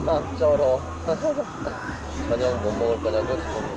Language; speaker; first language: Korean; native; Korean